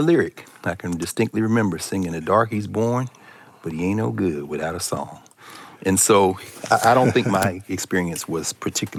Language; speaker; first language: English; native; English